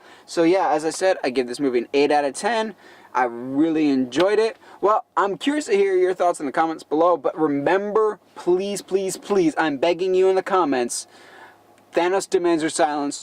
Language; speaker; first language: English; native; English